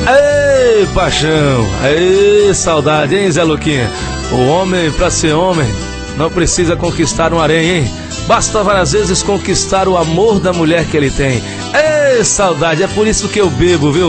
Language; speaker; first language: Portuguese; native; Portuguese